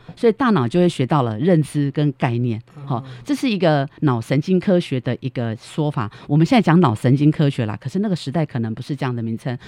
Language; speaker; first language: Chinese; native; Chinese